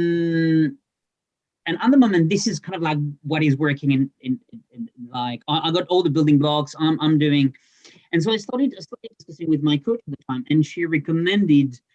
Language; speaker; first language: English; non-native, fluent; French